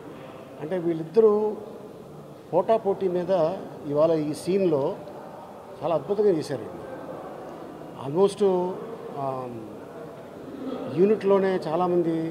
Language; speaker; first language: Telugu; native; Telugu